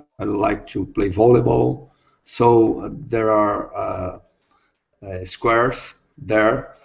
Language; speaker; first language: English; non-native, learner; Portuguese